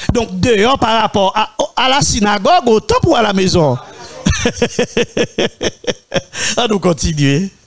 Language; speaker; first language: French; non-native, local second language; Haitian Creole